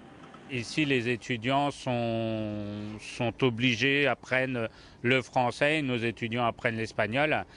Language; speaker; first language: French; non-native, fluent; Spanish